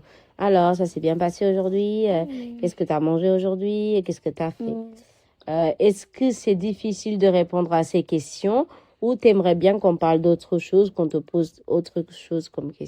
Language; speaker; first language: French; non-native, fluent; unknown